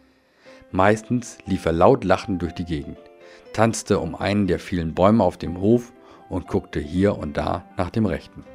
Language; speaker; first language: German; native; German